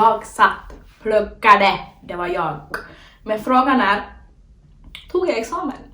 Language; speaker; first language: Swedish; early bilingual, other home language; Somali